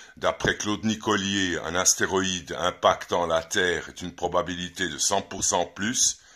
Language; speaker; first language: French; native; French